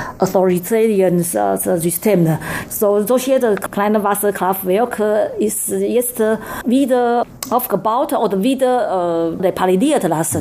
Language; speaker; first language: German; non-native, learner; Chinese